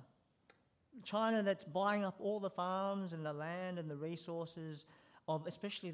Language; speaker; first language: English; native; English